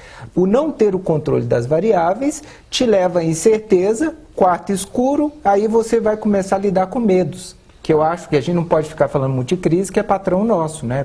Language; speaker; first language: Portuguese; native; Portuguese